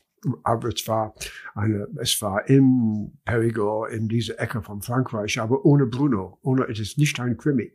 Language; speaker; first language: German; non-native, learner; English